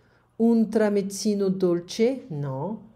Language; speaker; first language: Italian; non-native, learner; French